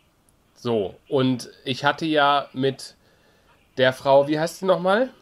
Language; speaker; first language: German; native; German